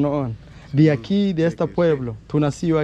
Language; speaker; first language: Spanish; non-native, learner; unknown